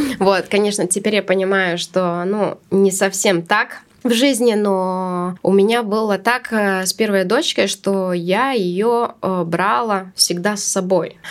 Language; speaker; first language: Russian; non-native, local second language; Latvian